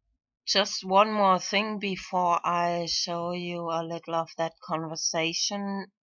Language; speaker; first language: English; non-native, fluent; German